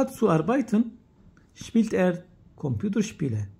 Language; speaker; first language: German; non-native, fluent; Turkish